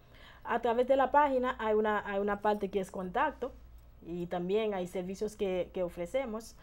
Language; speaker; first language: Spanish; non-native, fluent; Haitian Creole